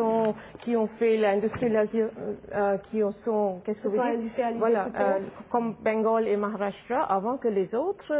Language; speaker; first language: French; non-native, fluent; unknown